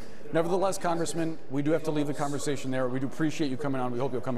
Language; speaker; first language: English; native; English